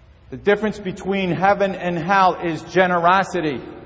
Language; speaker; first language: English; native; English